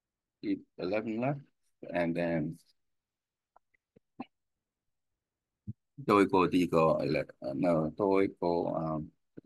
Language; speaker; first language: Vietnamese; non-native, learner; Korean